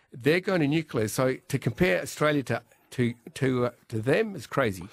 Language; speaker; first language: English; native; English